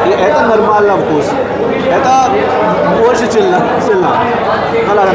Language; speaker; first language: Russian; non-native, learner; Hindi